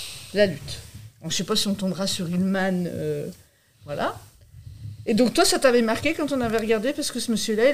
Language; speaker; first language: French; native; French